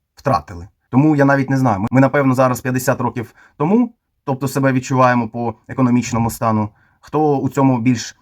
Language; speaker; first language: Ukrainian; non-native, local second language; Russian